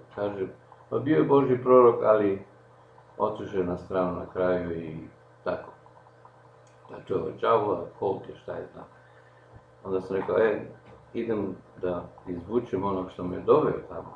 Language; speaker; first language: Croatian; non-native, local second language; Slovenian